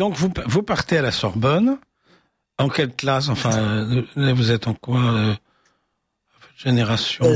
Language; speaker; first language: French; native; French